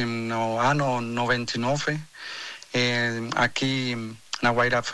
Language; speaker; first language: Portuguese; non-native, fluent; Spanish